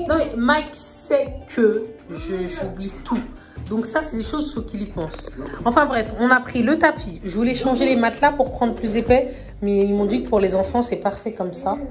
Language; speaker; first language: French; native; French